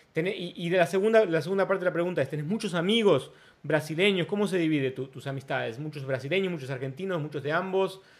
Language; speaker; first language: Spanish; non-native, fluent; Portuguese